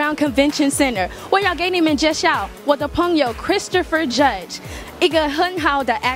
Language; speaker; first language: Chinese; non-native, learner; English